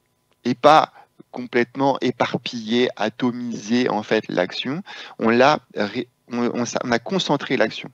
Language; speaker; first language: French; native; French